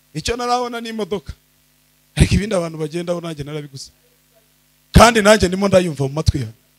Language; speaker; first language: Kinyarwanda; early bilingual, heritage; Kinyarwanda